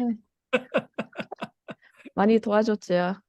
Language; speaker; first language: Korean; early bilingual, heritage; Korean